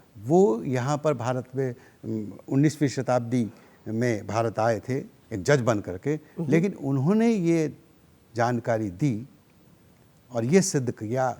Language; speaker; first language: Hindi; native; Hindi